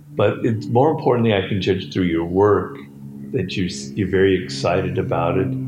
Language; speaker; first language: English; native; English